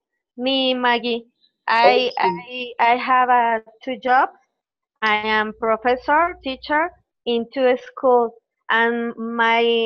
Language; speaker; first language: English; non-native, learner; Spanish